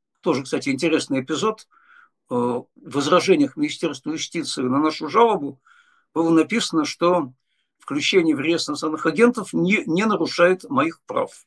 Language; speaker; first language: Russian; native; Russian